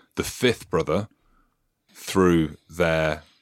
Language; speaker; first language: English; native; English